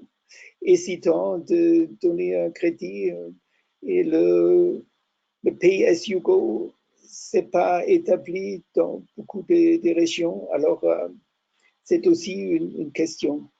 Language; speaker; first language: French; non-native, fluent; German